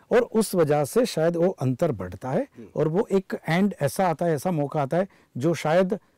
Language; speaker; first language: Hindi; non-native, local second language; Gujarati